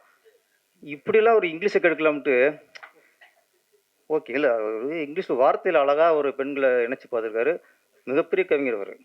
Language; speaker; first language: Tamil; native; Tamil